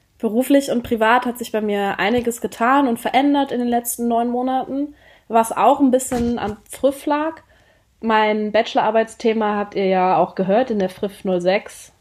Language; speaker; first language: German; native; German